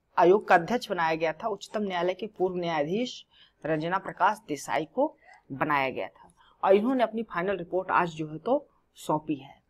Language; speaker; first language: Hindi; native; Hindi